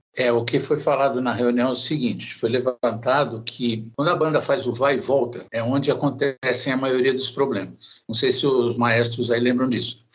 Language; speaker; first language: Portuguese; native; Portuguese